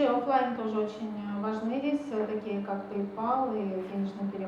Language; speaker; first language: Russian; native; Russian